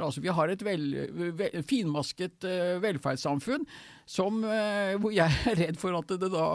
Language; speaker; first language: Norwegian; native; Norwegian